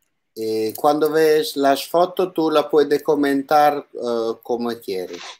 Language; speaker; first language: Spanish; non-native, learner; Italian